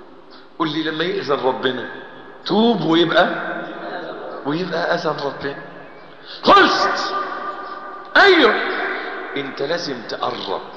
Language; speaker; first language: Arabic; native; Arabic